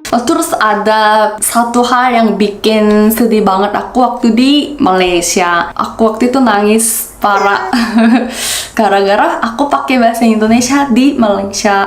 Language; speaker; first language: Indonesian; non-native, fluent; Korean